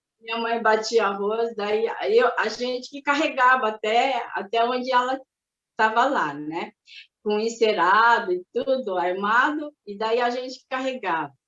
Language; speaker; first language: Portuguese; early bilingual, other home language; Japanese